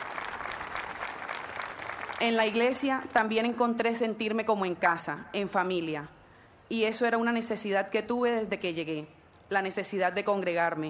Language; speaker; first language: Spanish; native; Spanish